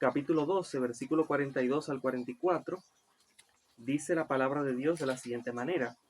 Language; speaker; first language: Spanish; native; Spanish